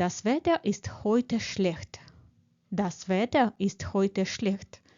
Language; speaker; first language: German; non-native, fluent; Ukrainian